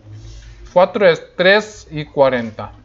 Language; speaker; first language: Spanish; non-native, fluent; Korean